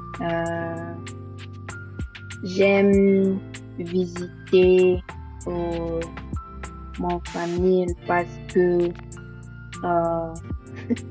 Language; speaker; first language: French; non-native, learner; Yoruba